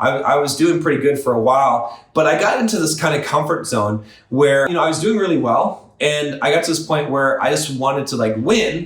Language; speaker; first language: English; native; English